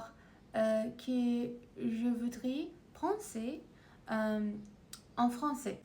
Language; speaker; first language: French; non-native, learner; Persian